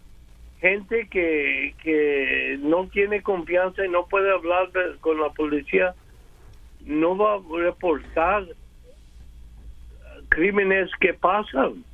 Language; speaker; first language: Spanish; early bilingual, other home language; English